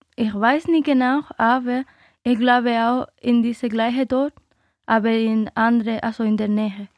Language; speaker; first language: German; non-native, learner; Spanish